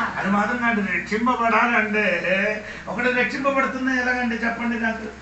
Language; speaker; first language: Telugu; non-native, fluent; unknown